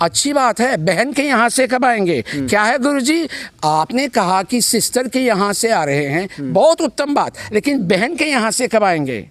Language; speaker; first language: Hindi; early bilingual, heritage; Hindi